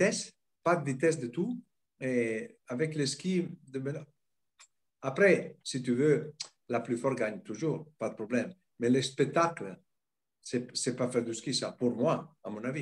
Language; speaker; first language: French; non-native, fluent; Italian